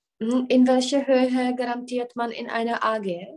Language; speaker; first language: German; non-native, learner; Czech